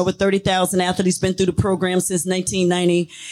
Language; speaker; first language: English; native; English